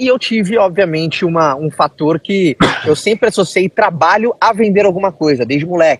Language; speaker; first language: Portuguese; native; Portuguese